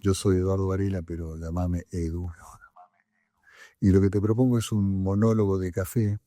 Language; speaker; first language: Spanish; native; Spanish